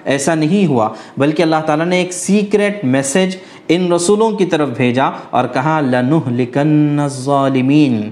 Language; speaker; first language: Urdu; native; Urdu